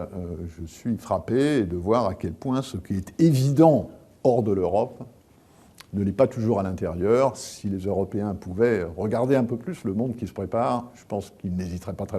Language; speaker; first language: French; native; French